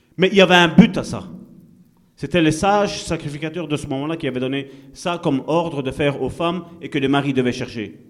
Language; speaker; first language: French; non-native, fluent; Italian